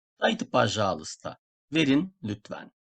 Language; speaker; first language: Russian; non-native, fluent; Turkish